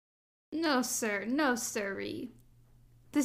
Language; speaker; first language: English; native; English